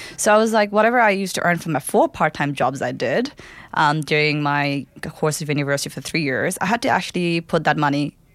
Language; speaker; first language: English; non-native, local second language; Nepali